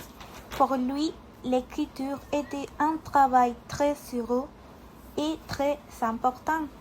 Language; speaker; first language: French; non-native, learner; Spanish